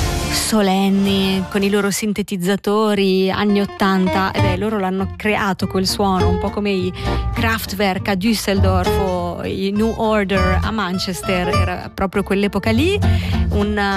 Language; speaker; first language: Italian; native; Italian